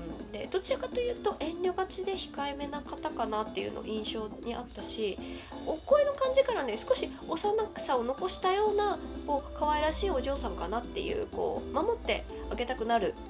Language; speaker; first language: Japanese; native; Japanese